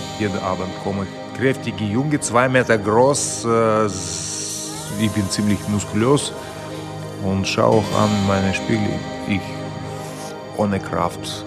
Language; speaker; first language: German; non-native, fluent; Russian